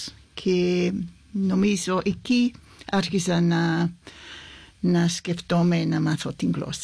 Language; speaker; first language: Greek; non-native, fluent; English